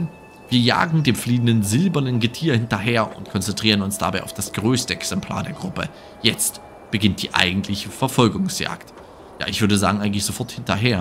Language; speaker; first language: German; native; German